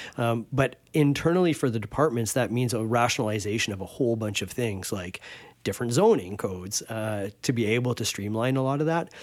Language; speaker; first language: English; native; English